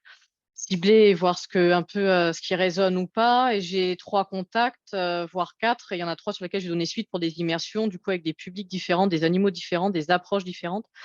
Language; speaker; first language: French; native; French